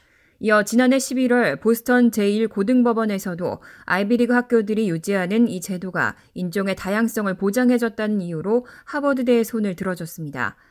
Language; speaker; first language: Korean; native; Korean